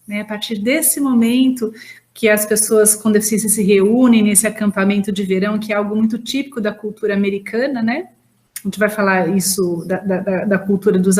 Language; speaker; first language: Portuguese; native; Portuguese